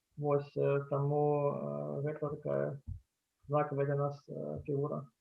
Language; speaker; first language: Belarusian; non-native, local second language; Russian